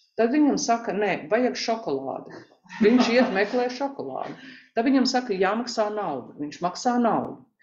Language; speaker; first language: Latvian; native; Latvian